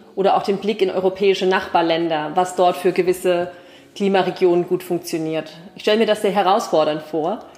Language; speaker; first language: German; native; German